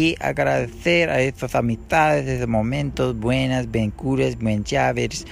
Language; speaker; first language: Spanish; non-native, learner; English